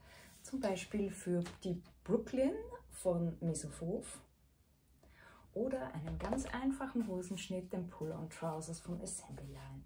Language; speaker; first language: German; native; German